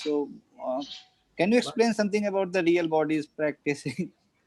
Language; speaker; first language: English; non-native, local second language; Hindi